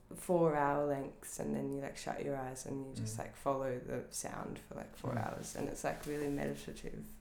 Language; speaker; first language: English; native; English